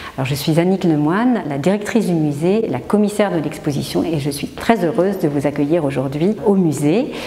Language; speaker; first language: French; native; French